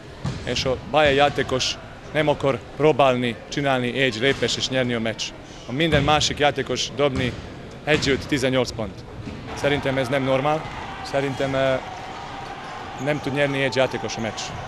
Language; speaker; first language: Hungarian; non-native, learner; Serbian